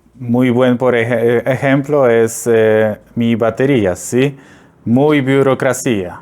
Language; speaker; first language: Spanish; non-native, learner; Polish